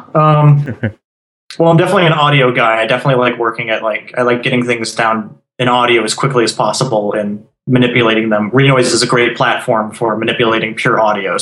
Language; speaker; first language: English; native; English